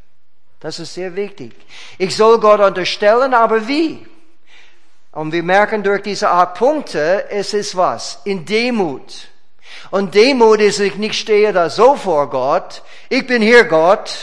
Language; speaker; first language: German; non-native, fluent; English